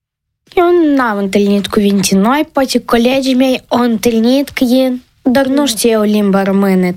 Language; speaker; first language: Romanian; non-native, local second language; Ukrainian